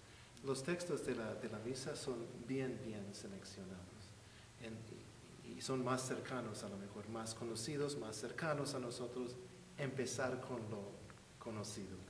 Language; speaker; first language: Spanish; non-native, fluent; English